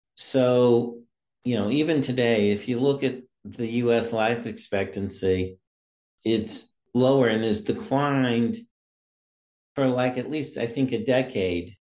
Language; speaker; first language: English; native; English